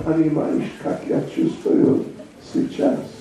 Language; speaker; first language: Russian; non-native, learner; English